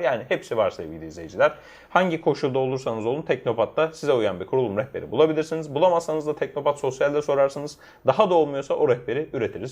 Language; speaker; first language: Turkish; native; Turkish